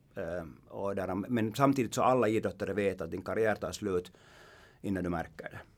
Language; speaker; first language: Swedish; non-native, local second language; Finnish